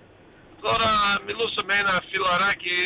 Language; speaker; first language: Greek; early bilingual, heritage; Greek